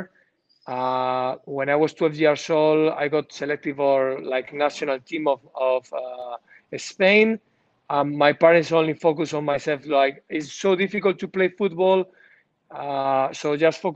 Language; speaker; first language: English; non-native, learner; Spanish